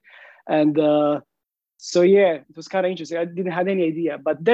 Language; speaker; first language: English; non-native, fluent; Croatian